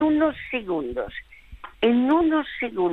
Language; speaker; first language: Spanish; early bilingual, other home language; French